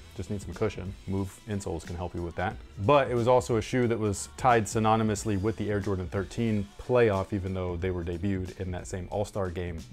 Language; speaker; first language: English; native; English